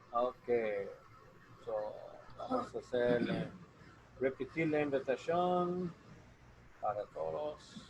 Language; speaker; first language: Spanish; non-native, learner; English